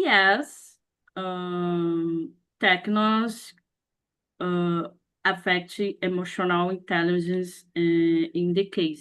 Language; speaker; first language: English; non-native, learner; Portuguese